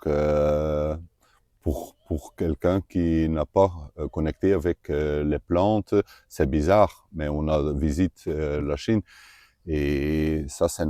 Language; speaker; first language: French; non-native, local second language; Dutch